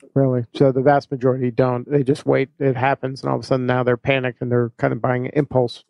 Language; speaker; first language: English; native; English